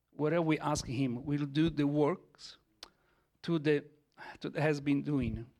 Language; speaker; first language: English; non-native, learner; Italian